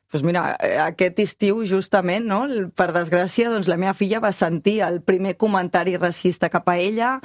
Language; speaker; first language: Catalan; native; Catalan